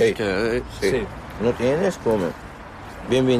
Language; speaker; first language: Spanish; non-native, learner; Arabic